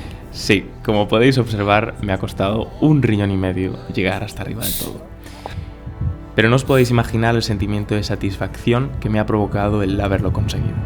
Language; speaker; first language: Spanish; native; Spanish